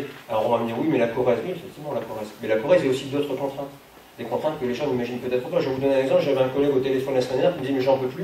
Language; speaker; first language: French; native; French